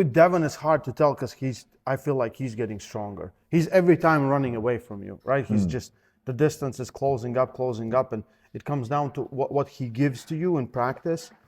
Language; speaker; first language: English; non-native, fluent; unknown